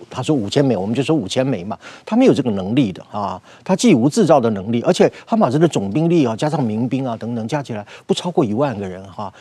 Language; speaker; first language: Chinese; native; Chinese